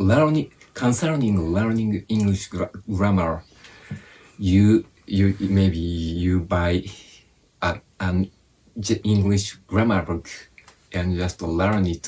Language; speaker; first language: English; non-native, fluent; Japanese